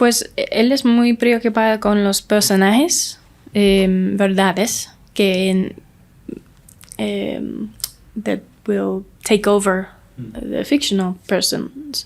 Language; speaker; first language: Spanish; non-native, learner; English